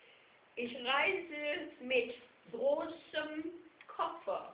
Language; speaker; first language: German; non-native, fluent; English